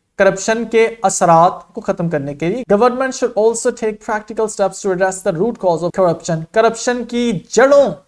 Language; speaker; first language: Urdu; non-native, local second language; Punjabi